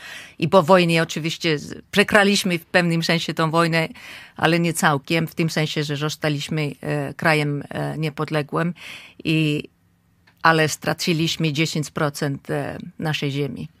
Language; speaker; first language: Polish; non-native, fluent; Finnish